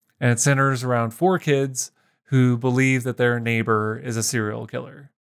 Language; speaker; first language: English; native; English